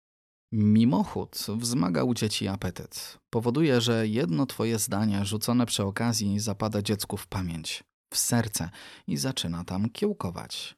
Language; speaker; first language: Polish; native; Polish